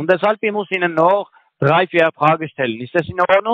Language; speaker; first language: German; non-native, learner; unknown